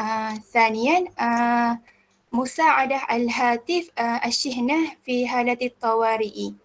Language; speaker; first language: Arabic; non-native, learner; Malay